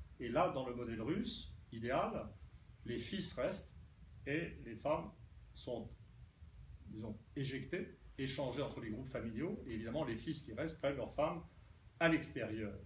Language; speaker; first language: French; native; French